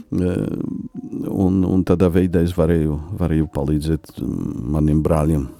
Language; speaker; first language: Latvian; non-native, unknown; Polish